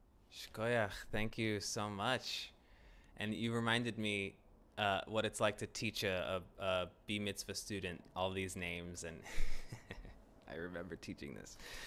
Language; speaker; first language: English; native; English